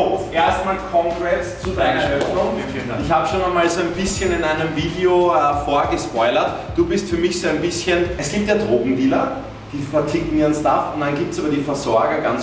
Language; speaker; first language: German; native; German